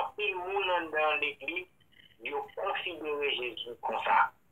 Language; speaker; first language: French; non-native, local second language; Haitian Creole